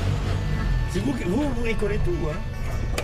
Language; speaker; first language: French; native; French